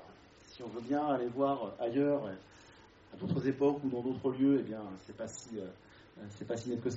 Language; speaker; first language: French; native; French